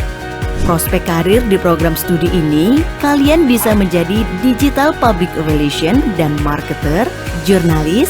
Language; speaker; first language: Indonesian; native; Indonesian